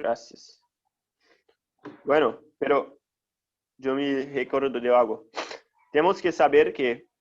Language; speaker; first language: Spanish; non-native, fluent; Portuguese